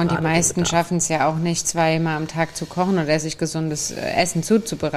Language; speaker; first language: German; native; German